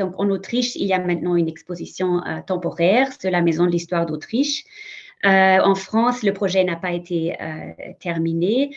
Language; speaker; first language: French; non-native, fluent; German